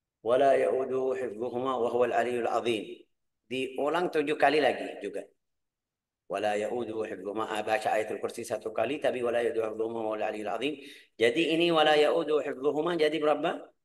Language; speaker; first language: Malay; non-native, fluent; Arabic